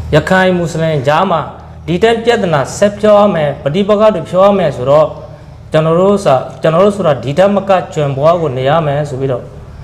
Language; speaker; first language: Burmese; non-native, local second language; Rohingya